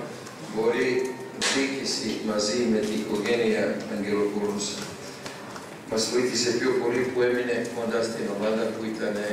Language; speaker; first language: Greek; non-native, fluent; Serbian